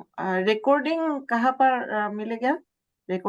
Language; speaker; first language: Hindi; non-native, learner; Bangla